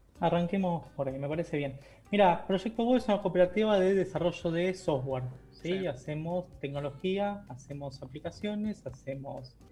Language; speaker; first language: Spanish; native; Spanish